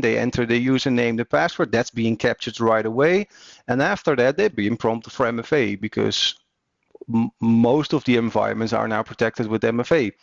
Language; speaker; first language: English; non-native, fluent; Dutch